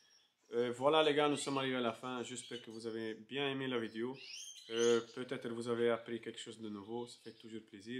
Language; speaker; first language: French; non-native, fluent; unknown